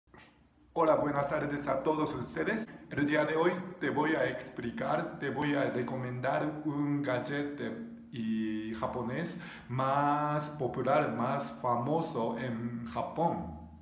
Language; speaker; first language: Spanish; non-native, learner; Japanese